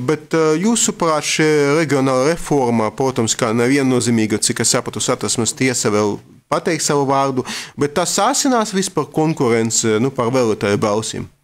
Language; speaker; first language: Latvian; non-native, local second language; Russian